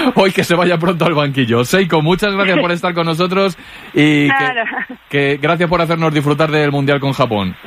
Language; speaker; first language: Spanish; native; Spanish